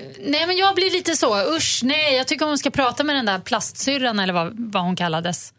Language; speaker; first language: Swedish; native; Swedish